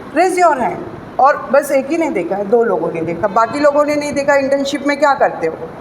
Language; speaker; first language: Hindi; non-native, local second language; Marathi